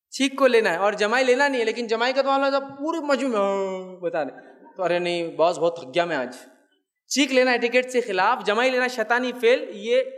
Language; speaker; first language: Urdu; native; Urdu